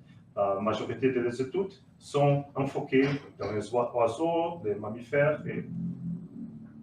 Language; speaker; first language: French; non-native, learner; Portuguese